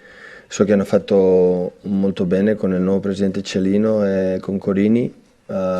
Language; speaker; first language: Italian; non-native, fluent; Catalan